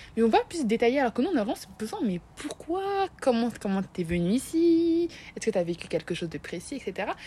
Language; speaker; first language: French; native; French